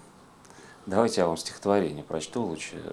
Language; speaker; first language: Russian; native; Russian